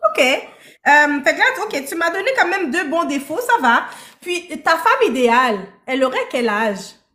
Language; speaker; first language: French; early bilingual, other home language; Haitian Creole